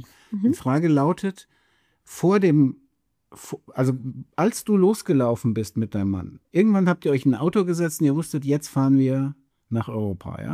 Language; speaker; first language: German; native; German